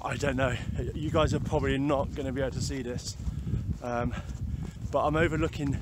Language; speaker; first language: English; native; English